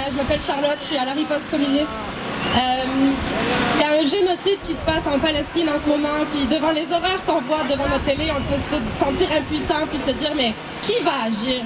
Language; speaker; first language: French; native; French